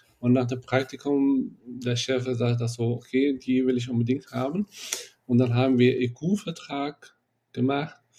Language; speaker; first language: German; non-native, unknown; Arabic